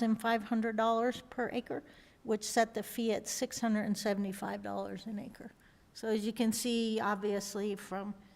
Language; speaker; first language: English; native; English